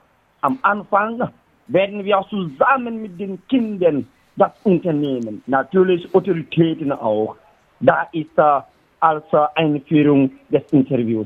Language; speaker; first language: German; non-native, learner; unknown